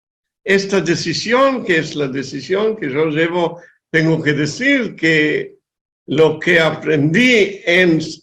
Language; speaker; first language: Spanish; non-native, fluent; Hebrew